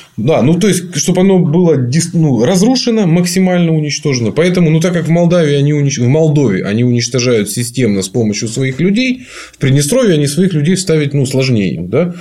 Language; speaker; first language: Russian; native; Russian